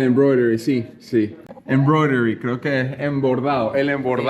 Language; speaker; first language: Spanish; native; Spanish